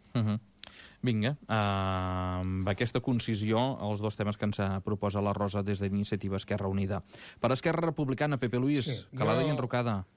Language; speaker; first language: Catalan; native; Catalan